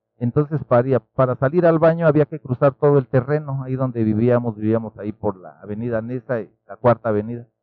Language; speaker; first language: Spanish; native; Spanish